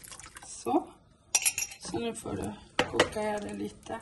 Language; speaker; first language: Swedish; non-native, learner; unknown